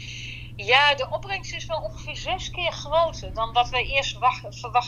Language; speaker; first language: Dutch; native; Dutch